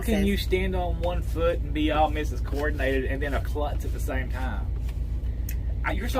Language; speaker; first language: English; native; English